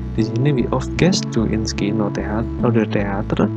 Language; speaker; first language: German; non-native, learner; Indonesian